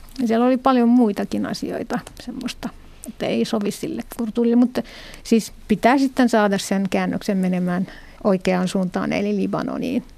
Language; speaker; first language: Finnish; non-native, fluent; Arabic